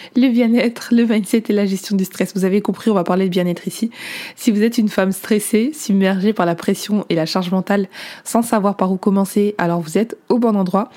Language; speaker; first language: French; native; French